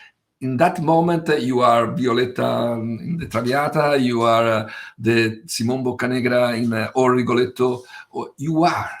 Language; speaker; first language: English; non-native, fluent; Italian